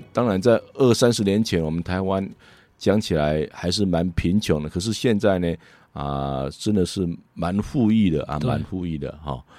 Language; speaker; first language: Chinese; non-native, fluent; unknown